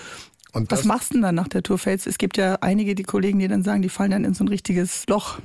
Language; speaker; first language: German; native; German